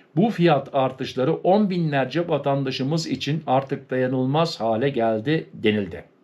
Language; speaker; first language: Turkish; early bilingual, heritage; Turkish